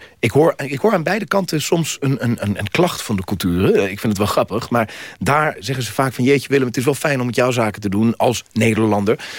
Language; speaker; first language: Dutch; non-native, fluent; Spanish